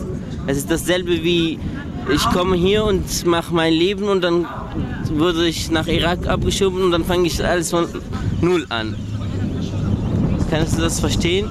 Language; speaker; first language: German; early bilingual, other home language; Arabic